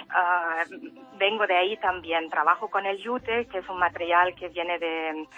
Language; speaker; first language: Spanish; early bilingual, heritage; German